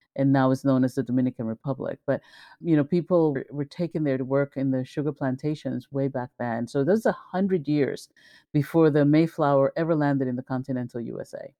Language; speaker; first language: English; early bilingual, other home language; Spanish